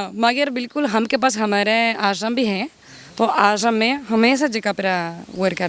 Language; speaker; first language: Hindi; non-native, learner; Spanish